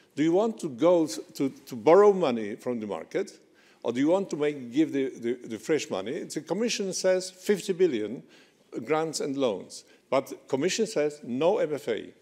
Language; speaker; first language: English; non-native, fluent; Polish